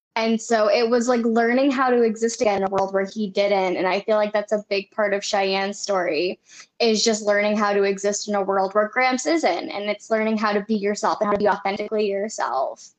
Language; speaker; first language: English; native; English